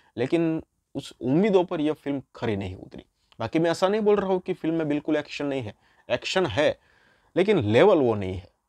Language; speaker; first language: Hindi; non-native, local second language; Gujarati